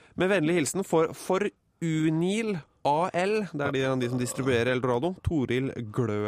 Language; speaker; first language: Norwegian; native; Norwegian